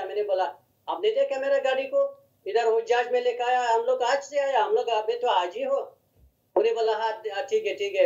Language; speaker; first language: Hindi; non-native, learner; Hazaragi